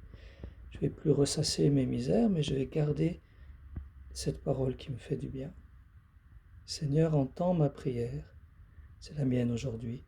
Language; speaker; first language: French; native; French